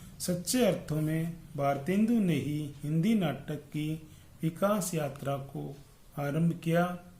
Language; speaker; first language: Hindi; native; Hindi